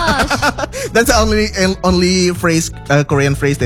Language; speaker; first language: English; non-native, local second language; Indonesian